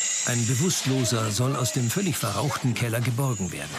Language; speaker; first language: German; native; German